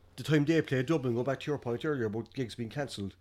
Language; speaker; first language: English; native; English